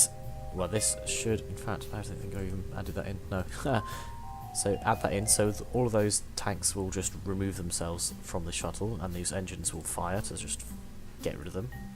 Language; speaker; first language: English; native; English